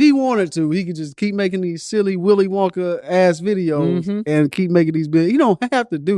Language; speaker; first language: English; native; English